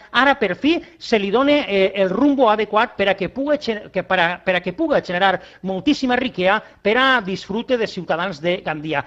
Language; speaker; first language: Catalan; non-native, local second language; Spanish